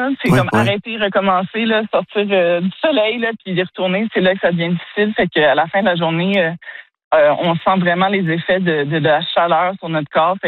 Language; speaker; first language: French; native; French